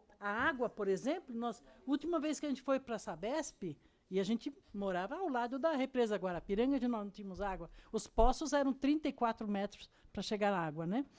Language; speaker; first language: Portuguese; native; Portuguese